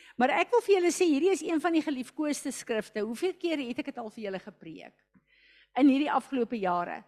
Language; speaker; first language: Afrikaans; native; Afrikaans